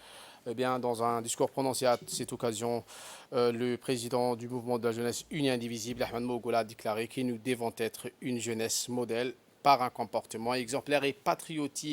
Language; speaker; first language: French; native; French